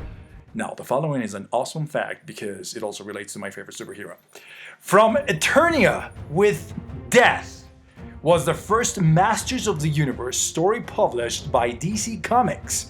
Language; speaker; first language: English; non-native, fluent; Spanish